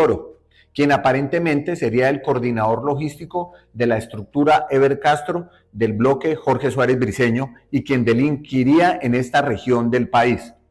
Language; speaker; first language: Spanish; native; Spanish